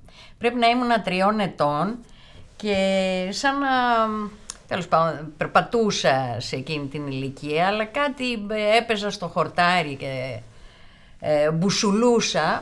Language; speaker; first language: Greek; native; Greek